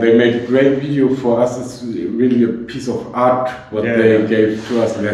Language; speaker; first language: English; non-native, fluent; German